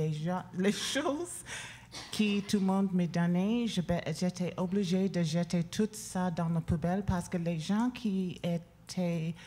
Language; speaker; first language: French; non-native, learner; English